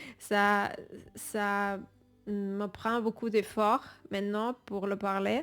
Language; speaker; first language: French; non-native, fluent; Spanish